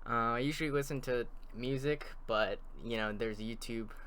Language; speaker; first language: English; native; English